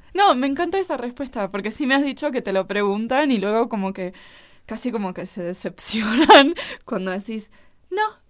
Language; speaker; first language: Spanish; native; Spanish